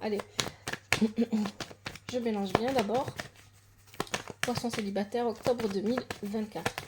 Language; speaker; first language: French; native; French